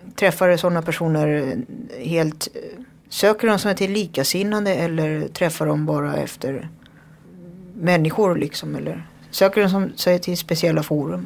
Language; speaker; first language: Swedish; native; Swedish